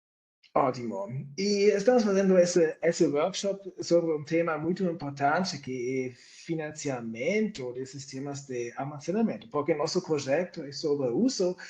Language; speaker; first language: Portuguese; non-native, fluent; German